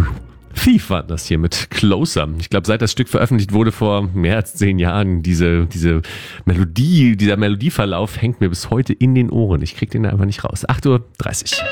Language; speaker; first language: German; native; German